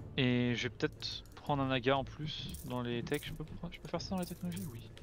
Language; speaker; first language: French; native; French